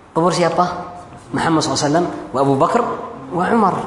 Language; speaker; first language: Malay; non-native, fluent; Arabic